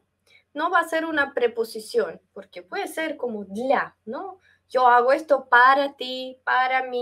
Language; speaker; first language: Spanish; non-native, fluent; Russian